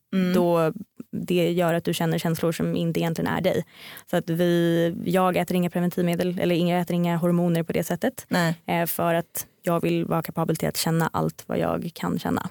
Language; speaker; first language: Swedish; native; Swedish